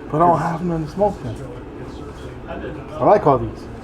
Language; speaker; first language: English; native; English